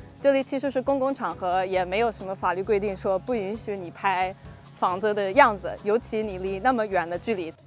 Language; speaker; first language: Chinese; non-native, fluent; English